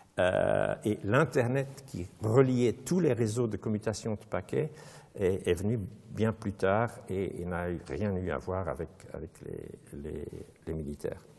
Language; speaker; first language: French; non-native, local second language; Dutch